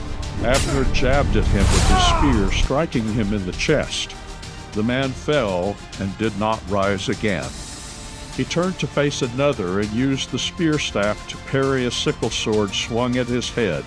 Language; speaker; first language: English; native; English